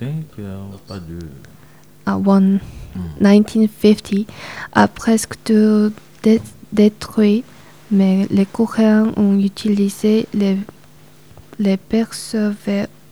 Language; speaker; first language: French; non-native, learner; Korean